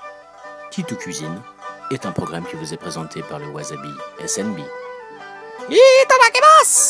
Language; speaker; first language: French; native; French